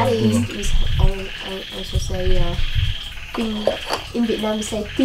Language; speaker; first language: English; non-native, learner; Vietnamese